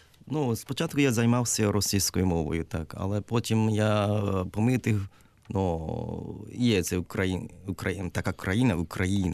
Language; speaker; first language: Ukrainian; non-native, learner; Japanese